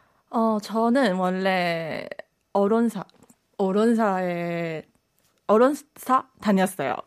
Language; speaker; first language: Korean; non-native, fluent; Chinese